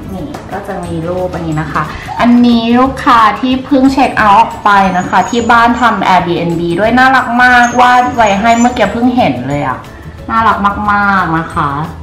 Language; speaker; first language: Thai; native; Thai